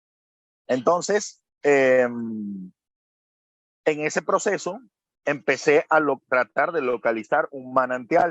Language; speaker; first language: Spanish; native; Spanish